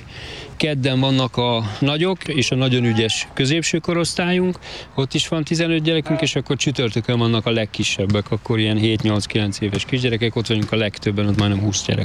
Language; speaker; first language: Hungarian; native; Hungarian